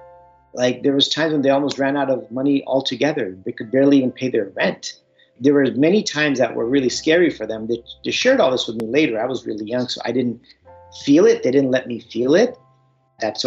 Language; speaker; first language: English; early bilingual, other home language; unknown